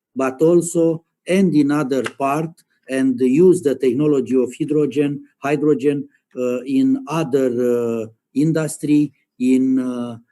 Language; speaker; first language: English; non-native, learner; Romanian